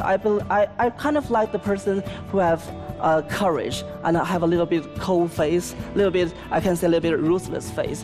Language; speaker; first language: English; non-native, fluent; Chinese